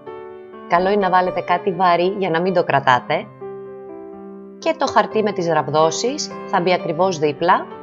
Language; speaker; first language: Greek; native; Greek